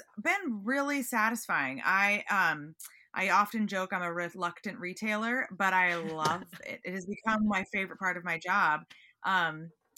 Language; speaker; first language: English; native; English